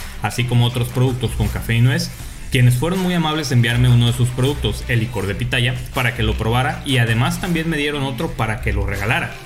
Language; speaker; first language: Spanish; native; Spanish